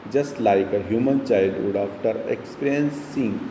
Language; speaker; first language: English; non-native, local second language; Marathi